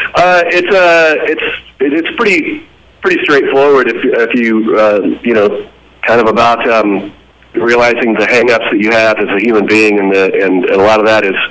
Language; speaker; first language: English; native; English